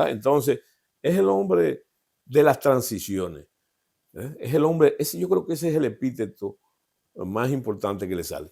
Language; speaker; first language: Spanish; native; Spanish